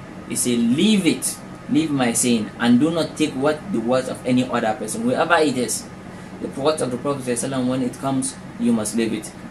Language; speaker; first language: English; non-native, local second language; Hausa